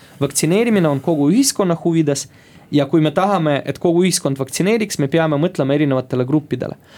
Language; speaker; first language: Estonian; non-native, local second language; Russian